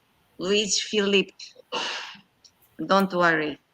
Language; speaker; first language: English; non-native, fluent; Portuguese